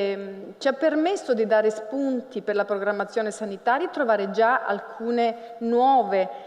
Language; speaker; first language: Italian; native; Italian